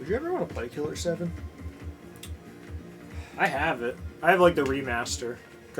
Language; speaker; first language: English; native; English